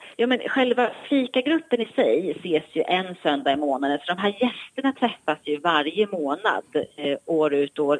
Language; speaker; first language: Swedish; native; Swedish